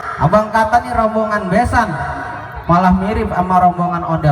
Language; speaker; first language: Indonesian; native; Indonesian